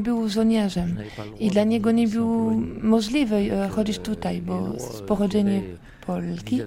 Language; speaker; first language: Polish; non-native, learner; French